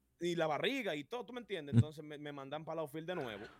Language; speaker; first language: Spanish; native; Spanish